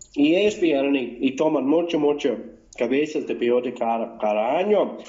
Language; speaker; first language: Spanish; non-native, learner; English